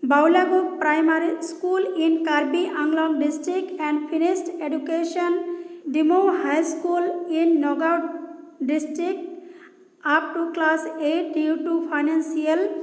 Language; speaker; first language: English; non-native, local second language; Assamese